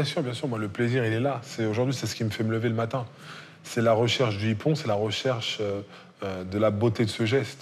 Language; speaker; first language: French; native; French